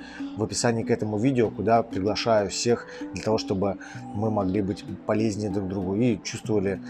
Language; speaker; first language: Russian; native; Russian